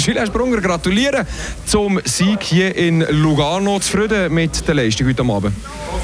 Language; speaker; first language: German; native; German